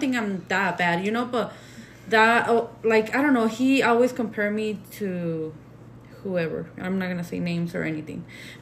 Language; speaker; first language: English; non-native, fluent; Spanish